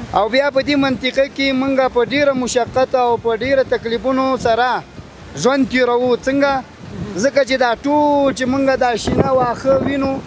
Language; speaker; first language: Pashto; non-native, local second language; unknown